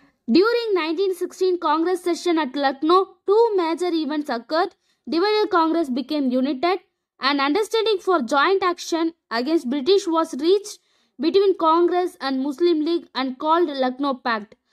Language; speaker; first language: English; non-native, local second language; Tamil